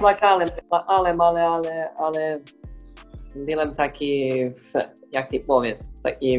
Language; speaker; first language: Polish; non-native, learner; Serbian